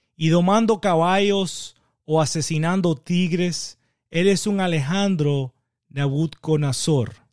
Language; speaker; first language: Spanish; native; Spanish